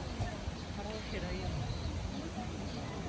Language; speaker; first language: Russian; non-native, learner; Korean